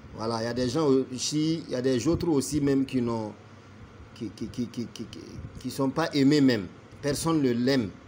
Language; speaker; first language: French; non-native, local second language; Bambara